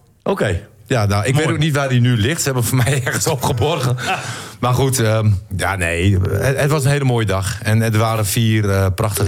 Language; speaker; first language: Dutch; native; Dutch